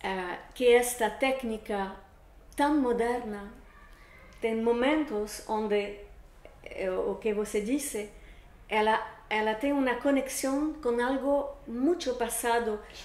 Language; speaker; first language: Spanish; non-native, learner; Portuguese